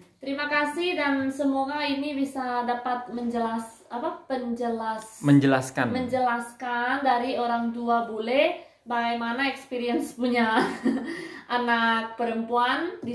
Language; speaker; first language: Indonesian; non-native, fluent; Spanish